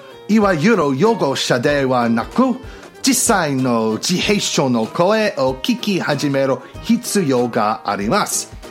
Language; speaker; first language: Japanese; non-native, learner; English